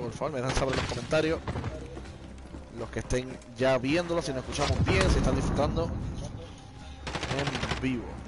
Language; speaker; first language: Spanish; early bilingual, heritage; Spanish